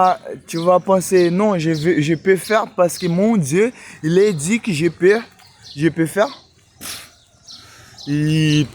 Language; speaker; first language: French; non-native, learner; Portuguese